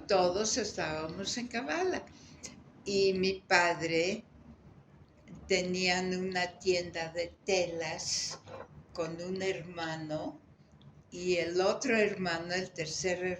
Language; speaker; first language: Spanish; native; Spanish